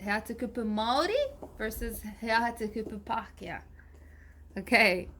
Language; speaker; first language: Māori; non-native, learner; English